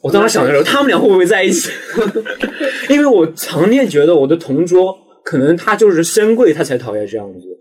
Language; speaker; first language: Chinese; native; Chinese